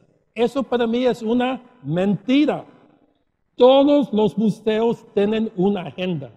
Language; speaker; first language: Spanish; early bilingual, heritage; Spanish